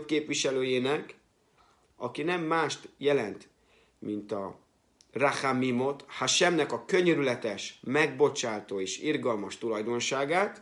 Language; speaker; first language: Hungarian; native; Hungarian